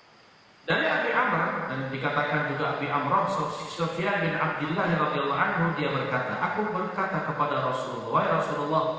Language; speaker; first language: Indonesian; native; Indonesian